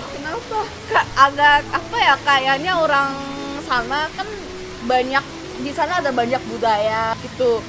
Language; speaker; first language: Indonesian; non-native, fluent; Korean